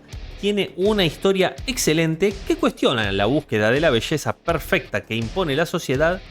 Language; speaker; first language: Spanish; native; Spanish